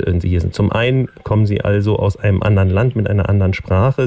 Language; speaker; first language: German; native; German